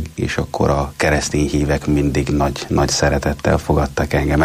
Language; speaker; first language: Hungarian; non-native, fluent; Italian